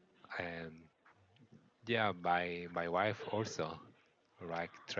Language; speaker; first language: English; non-native, learner; Korean